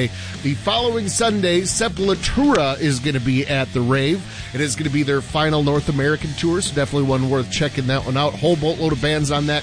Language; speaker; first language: English; native; English